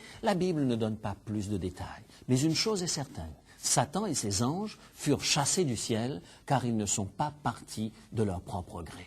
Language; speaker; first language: French; native; French